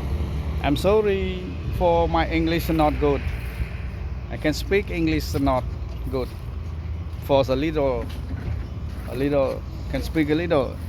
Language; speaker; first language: English; non-native, learner; Khmer